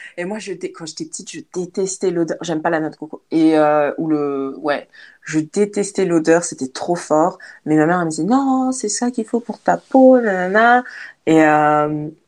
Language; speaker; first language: French; native; French